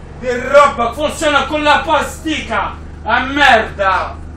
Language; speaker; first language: Italian; non-native, learner; Arabic